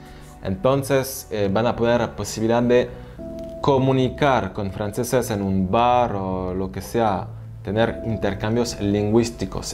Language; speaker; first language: Spanish; non-native, fluent; French